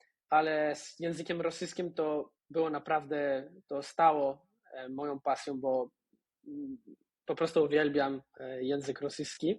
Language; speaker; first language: Polish; non-native, fluent; Spanish